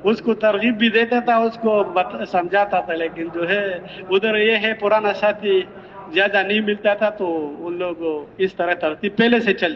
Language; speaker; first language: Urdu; non-native, local second language; Pashto